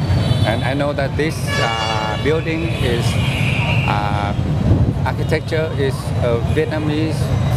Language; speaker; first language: English; non-native, learner; Vietnamese